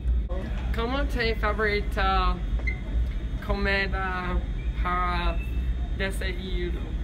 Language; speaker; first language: Spanish; non-native, learner; English